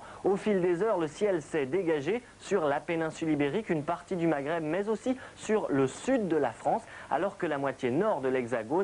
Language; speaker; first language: French; native; French